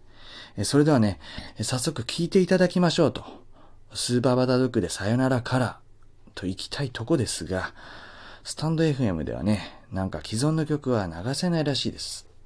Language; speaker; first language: Japanese; native; Japanese